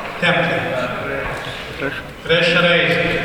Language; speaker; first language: Latvian; non-native, learner; Portuguese